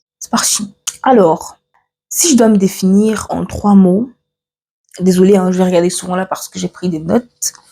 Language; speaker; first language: French; early bilingual, other home language; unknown